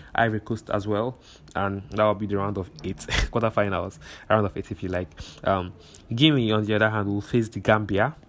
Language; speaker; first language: English; non-native, local second language; Igbo